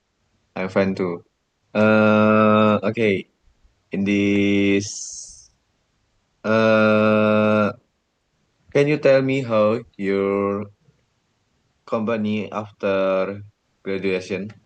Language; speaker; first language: English; non-native, learner; Indonesian